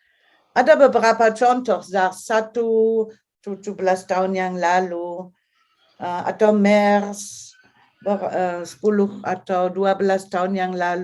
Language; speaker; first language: Indonesian; non-native, fluent; German